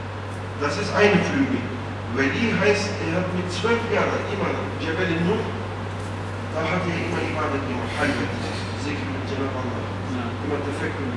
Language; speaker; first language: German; non-native, fluent; Turkish